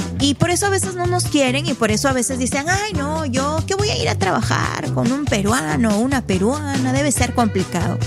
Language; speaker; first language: Spanish; native; Spanish